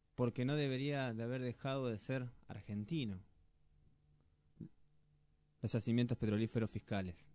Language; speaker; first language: Spanish; native; Spanish